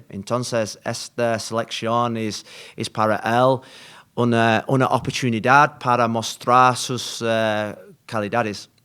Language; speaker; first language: Spanish; non-native, learner; English